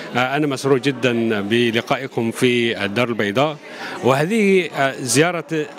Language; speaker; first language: Arabic; non-native, fluent; Chinese